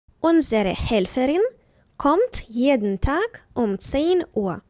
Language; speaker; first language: German; non-native, fluent; Ukrainian